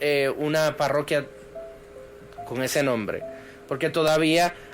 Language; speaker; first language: Spanish; native; Spanish